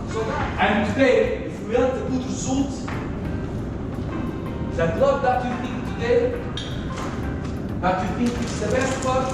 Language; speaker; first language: English; non-native, learner; Portuguese